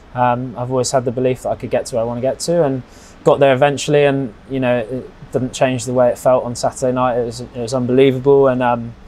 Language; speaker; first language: English; native; English